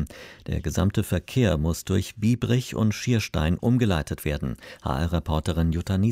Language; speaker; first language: German; native; German